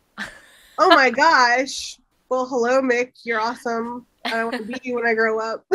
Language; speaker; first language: English; native; English